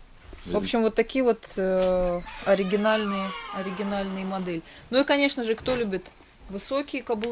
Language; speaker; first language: Russian; native; Russian